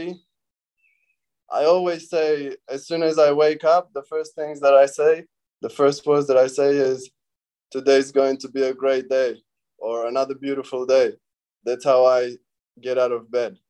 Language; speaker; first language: English; early bilingual, other home language; Romanian